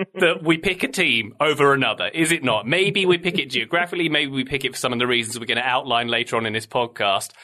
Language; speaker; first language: English; native; English